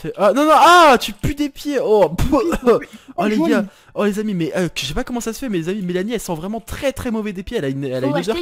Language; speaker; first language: French; native; French